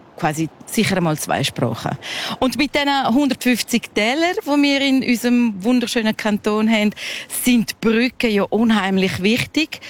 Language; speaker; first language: German; early bilingual, other home language; Spanish